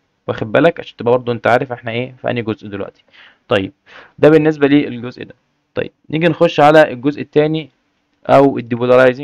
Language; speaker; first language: Arabic; native; Arabic